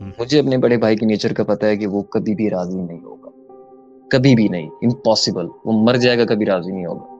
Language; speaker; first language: Urdu; early bilingual, heritage; Urdu